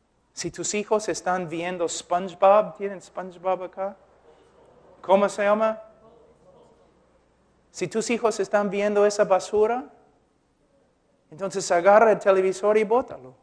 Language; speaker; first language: Spanish; non-native, fluent; English